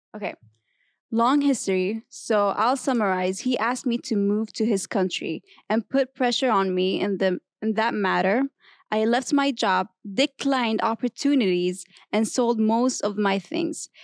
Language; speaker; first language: English; non-native, fluent; Arabic